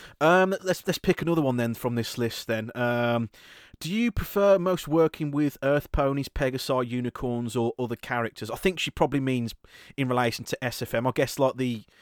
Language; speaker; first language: English; native; English